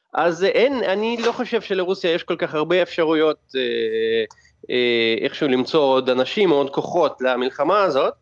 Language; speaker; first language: Hebrew; non-native, fluent; Russian